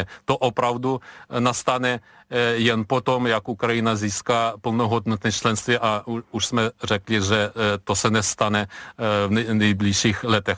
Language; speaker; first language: Czech; non-native, fluent; Ukrainian